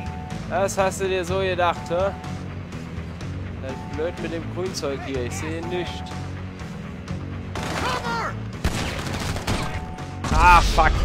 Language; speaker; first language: German; native; German